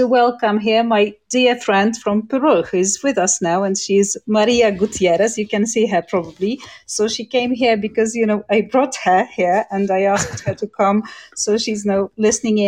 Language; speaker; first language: English; non-native, fluent; Polish